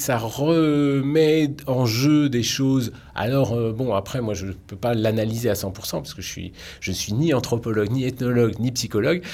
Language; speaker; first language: French; native; French